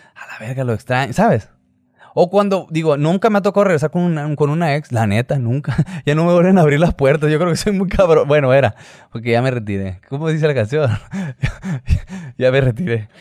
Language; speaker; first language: Spanish; native; Spanish